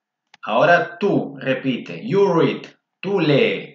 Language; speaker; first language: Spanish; non-native, fluent; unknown